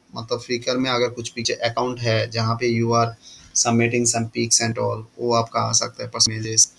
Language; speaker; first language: Hindi; non-native, local second language; Bangla